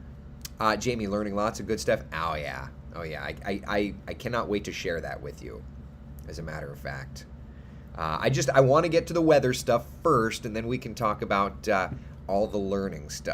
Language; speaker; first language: English; native; English